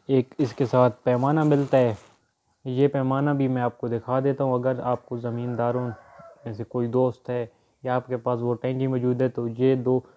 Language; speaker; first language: Urdu; non-native, local second language; Punjabi